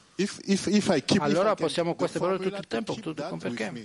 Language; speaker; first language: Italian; non-native, learner; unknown